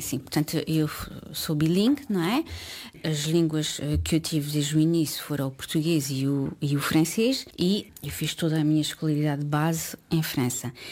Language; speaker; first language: Portuguese; early bilingual, heritage; Portuguese